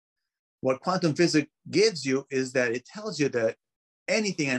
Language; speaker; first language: English; non-native, fluent; Spanish